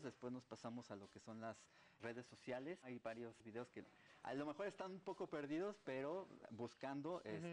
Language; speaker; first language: Spanish; native; Spanish